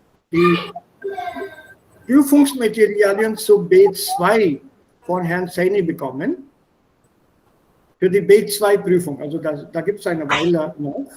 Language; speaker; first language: German; non-native, fluent; Hindi